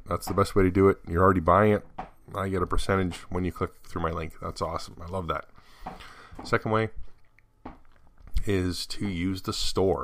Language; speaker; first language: English; native; English